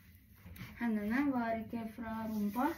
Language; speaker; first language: Norwegian; non-native, learner; Indonesian